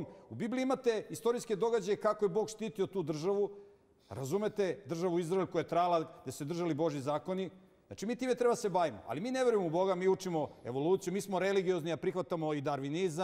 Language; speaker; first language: Serbian; native; Serbian